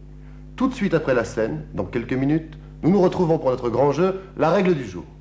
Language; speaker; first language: French; native; French